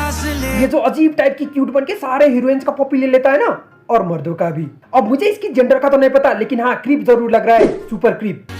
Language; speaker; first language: Hindi; native; Hindi